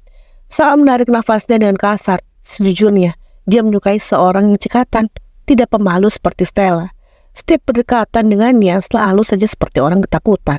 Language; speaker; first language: Indonesian; native; Indonesian